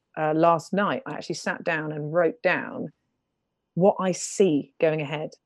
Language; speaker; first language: English; native; English